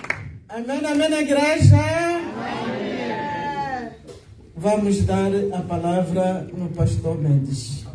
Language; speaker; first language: Portuguese; non-native, local second language; Lingala